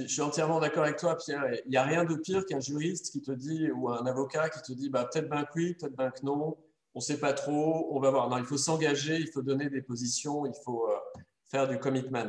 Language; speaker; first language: French; native; French